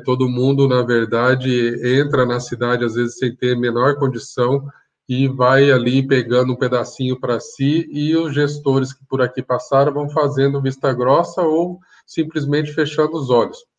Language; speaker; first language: Portuguese; native; Portuguese